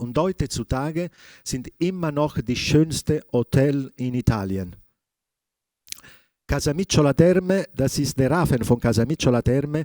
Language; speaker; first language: German; non-native, fluent; Italian